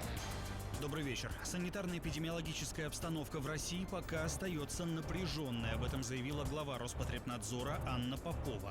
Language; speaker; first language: Russian; native; Russian